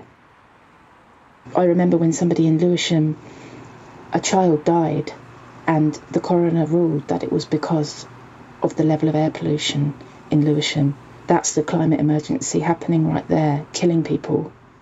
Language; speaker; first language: English; native; English